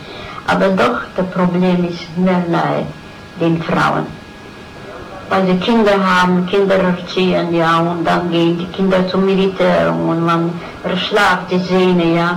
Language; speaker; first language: German; non-native, fluent; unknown